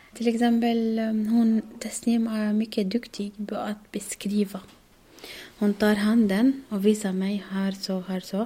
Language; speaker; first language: Swedish; non-native, learner; Arabic